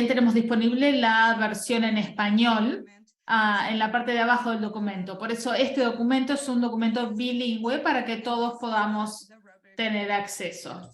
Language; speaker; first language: Spanish; non-native, fluent; Portuguese